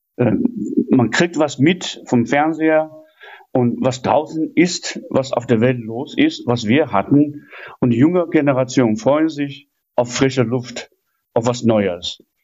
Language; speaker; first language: German; non-native, fluent; Chinese